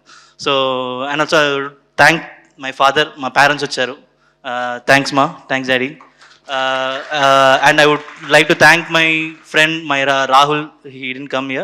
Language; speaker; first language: Telugu; non-native, local second language; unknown